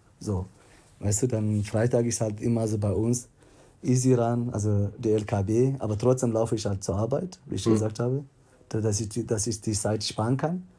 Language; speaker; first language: German; non-native, fluent; Tigrinya